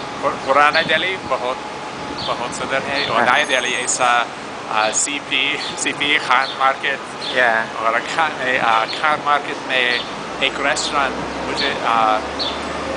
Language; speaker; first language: Hindi; non-native, learner; English